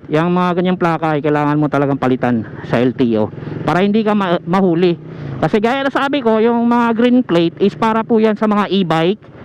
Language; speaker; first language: Filipino; non-native, local second language; Cebuano